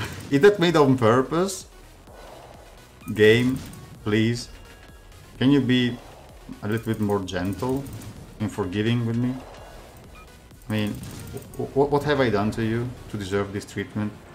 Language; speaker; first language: English; non-native, fluent; Italian